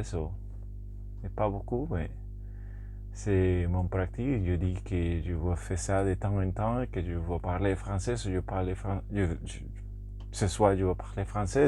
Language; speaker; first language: French; non-native, learner; Spanish